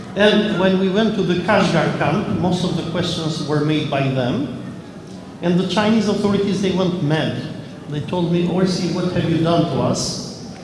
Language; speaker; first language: English; non-native, fluent; Albanian